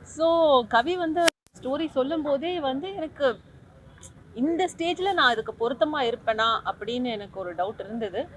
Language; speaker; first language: Tamil; native; Tamil